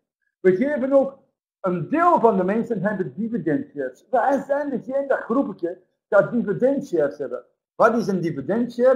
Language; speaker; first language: Dutch; native; Dutch